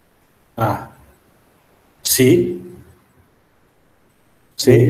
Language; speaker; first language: Spanish; non-native, fluent; Portuguese